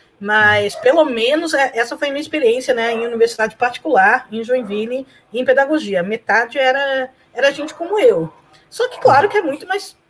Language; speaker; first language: Portuguese; early bilingual, other home language; Spanish